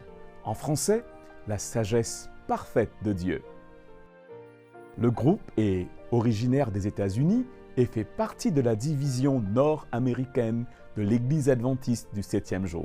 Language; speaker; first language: French; native; French